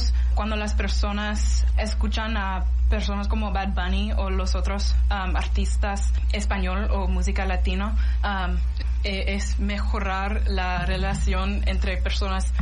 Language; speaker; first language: Spanish; non-native, learner; English